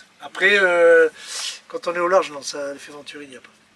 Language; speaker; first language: French; native; French